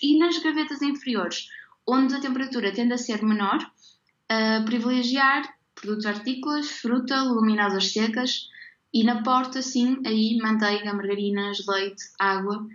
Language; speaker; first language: Portuguese; native; Portuguese